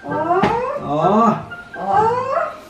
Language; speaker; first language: Portuguese; native; Portuguese